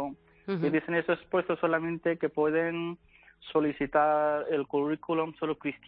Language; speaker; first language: Spanish; non-native, learner; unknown